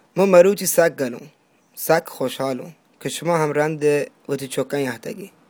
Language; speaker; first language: Persian; non-native, local second language; Baluchi